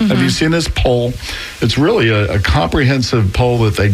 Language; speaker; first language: English; native; English